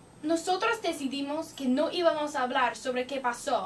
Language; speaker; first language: Spanish; non-native, learner; English